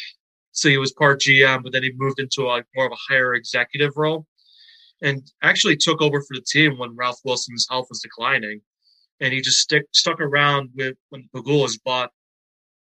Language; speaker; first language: English; native; English